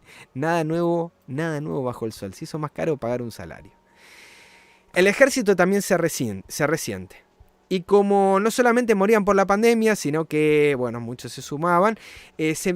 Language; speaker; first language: Spanish; native; Spanish